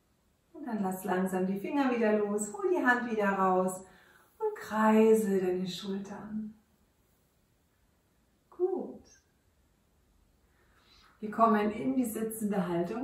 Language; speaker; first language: German; native; German